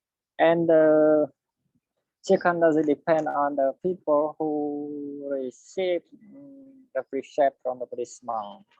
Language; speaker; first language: English; non-native, learner; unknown